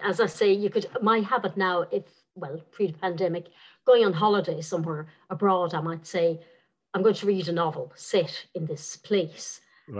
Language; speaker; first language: English; non-native, local second language; Irish